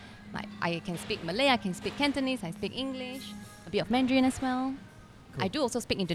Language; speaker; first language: English; non-native, local second language; Cantonese